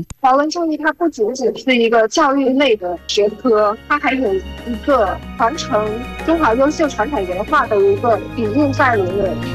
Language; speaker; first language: Chinese; early bilingual, heritage; Chinese